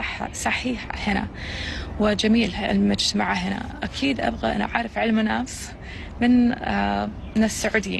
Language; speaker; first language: Arabic; non-native, learner; English